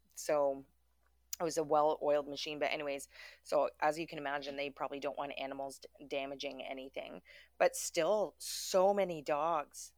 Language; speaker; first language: English; early bilingual, other home language; German